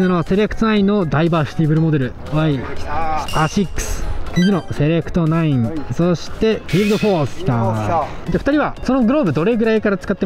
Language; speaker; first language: Japanese; native; Japanese